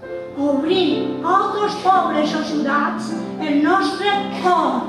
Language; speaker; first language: Catalan; non-native, local second language; Spanish